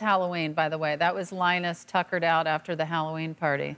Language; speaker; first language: English; native; English